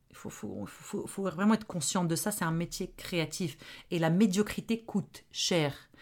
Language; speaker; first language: French; non-native, local second language; Arabic